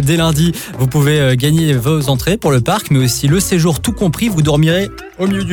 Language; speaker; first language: French; native; French